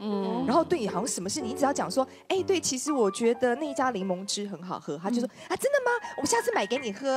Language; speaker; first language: Chinese; native; Chinese